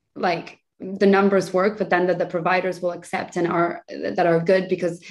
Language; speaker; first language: English; early bilingual, other home language; Spanish